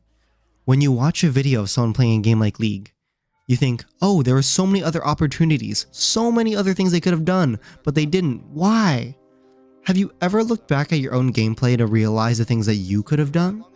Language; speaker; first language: English; native; English